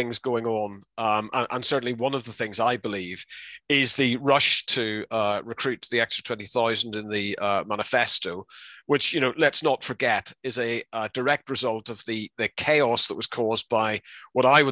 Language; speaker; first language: English; native; English